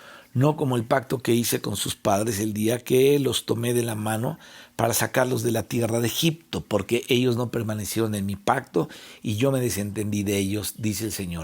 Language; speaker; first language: Spanish; native; Spanish